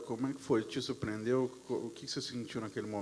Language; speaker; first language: Portuguese; native; Portuguese